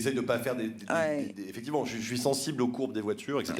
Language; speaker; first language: French; native; French